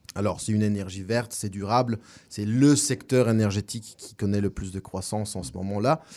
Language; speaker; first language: French; non-native, fluent; Spanish